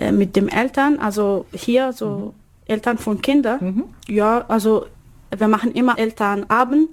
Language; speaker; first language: German; non-native, learner; Arabic